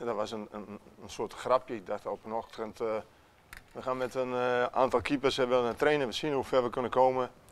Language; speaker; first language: Dutch; non-native, fluent; Italian